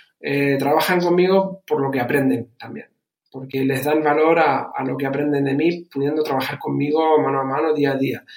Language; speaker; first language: Spanish; early bilingual, other home language; German